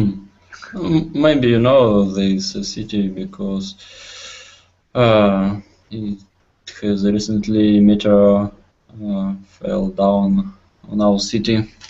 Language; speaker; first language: English; non-native, learner; Russian